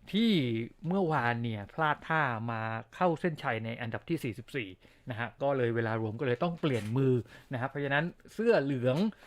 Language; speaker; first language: Thai; native; Thai